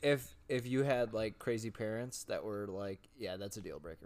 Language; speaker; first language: English; native; English